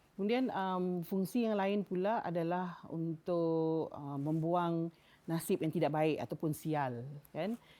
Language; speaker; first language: Malay; native; Malay